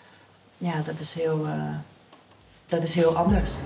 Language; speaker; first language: Dutch; early bilingual, other home language; Persian